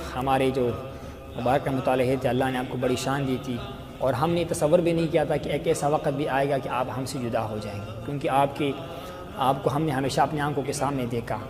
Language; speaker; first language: Urdu; non-native, local second language; Pashto